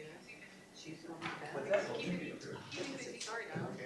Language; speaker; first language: English; native; English